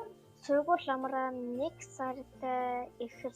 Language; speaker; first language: Mongolian; early bilingual, heritage; Mongolian